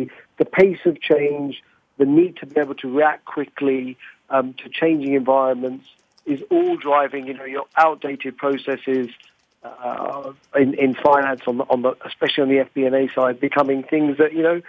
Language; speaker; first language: English; native; English